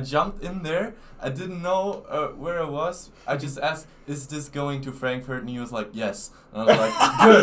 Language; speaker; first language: English; non-native, fluent; German